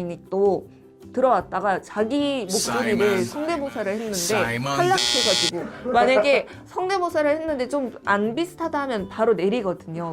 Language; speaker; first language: Korean; non-native, fluent; Mongolian